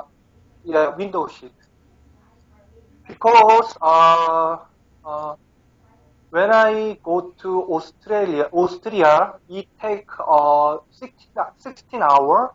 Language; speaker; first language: English; non-native, learner; Korean